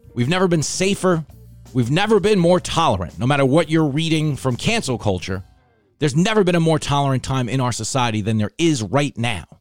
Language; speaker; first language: English; native; English